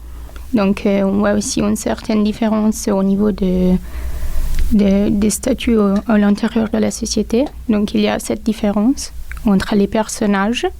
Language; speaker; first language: French; non-native, local second language; Italian